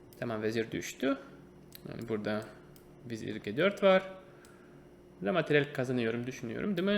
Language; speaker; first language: Turkish; non-native, fluent; Russian